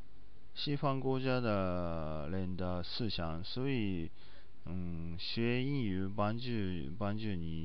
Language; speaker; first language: Chinese; non-native, learner; Japanese